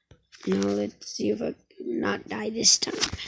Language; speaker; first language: English; native; English